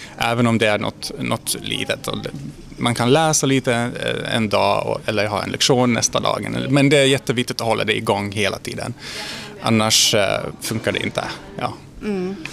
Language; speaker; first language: Swedish; non-native, fluent; Hungarian